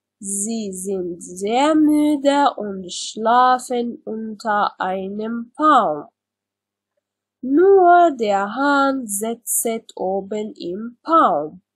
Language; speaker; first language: German; non-native, learner; Arabic